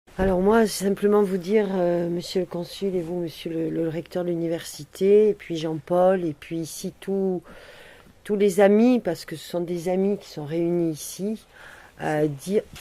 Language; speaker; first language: French; native; French